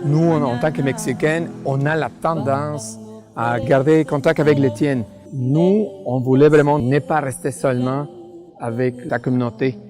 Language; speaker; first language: French; non-native, fluent; Spanish